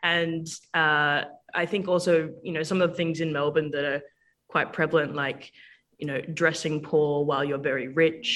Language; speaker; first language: English; native; English